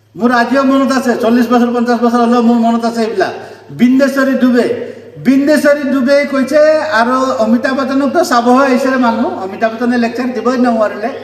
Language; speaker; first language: Assamese; non-native, local second language; Nepali